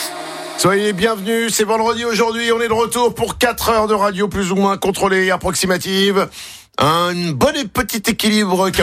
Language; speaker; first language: French; native; French